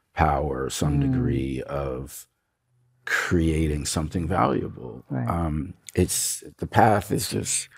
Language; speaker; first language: English; native; English